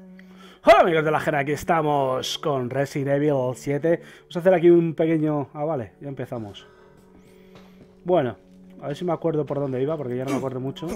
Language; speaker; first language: Spanish; native; Spanish